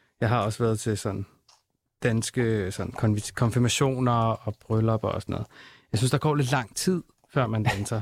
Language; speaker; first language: Danish; native; Danish